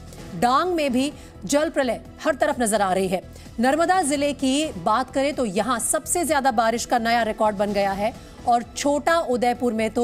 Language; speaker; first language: Hindi; native; Hindi